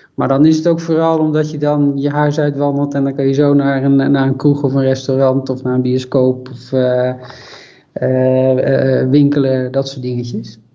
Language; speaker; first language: Dutch; native; Dutch